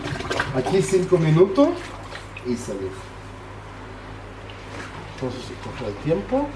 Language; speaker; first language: Spanish; non-native, learner; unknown